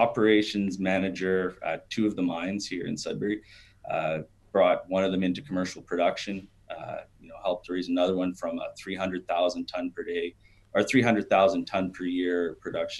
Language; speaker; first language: English; native; English